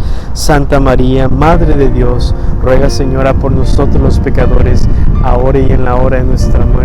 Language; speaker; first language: Spanish; native; Spanish